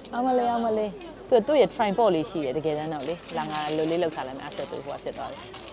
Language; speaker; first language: Burmese; native; Burmese